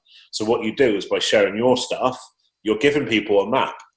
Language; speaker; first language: English; native; English